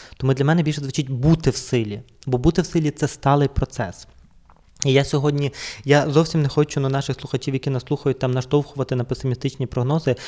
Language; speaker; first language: Ukrainian; native; Ukrainian